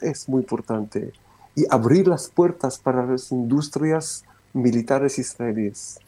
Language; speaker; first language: Spanish; non-native, fluent; Romanian